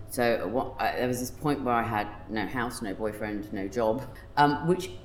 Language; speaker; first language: English; native; English